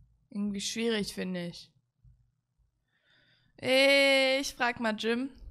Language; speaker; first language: German; native; German